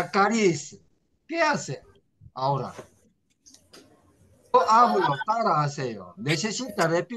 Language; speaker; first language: Spanish; non-native, learner; Korean